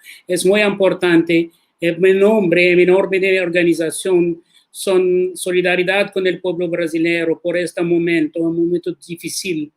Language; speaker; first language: Spanish; non-native, learner; Arabic